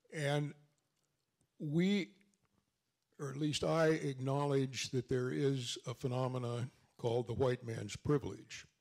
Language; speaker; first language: English; native; English